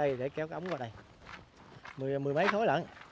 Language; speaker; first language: Vietnamese; native; Vietnamese